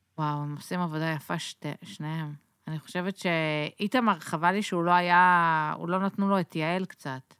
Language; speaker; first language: Hebrew; native; Hebrew